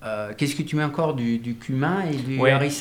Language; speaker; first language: French; non-native, fluent; German